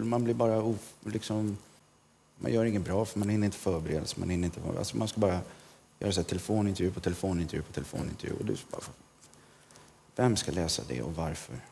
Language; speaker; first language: Swedish; native; Swedish